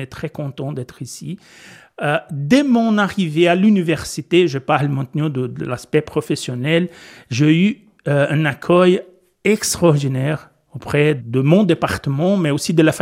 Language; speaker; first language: French; non-native, fluent; Portuguese